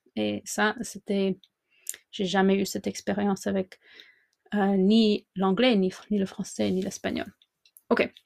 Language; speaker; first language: French; non-native, fluent; English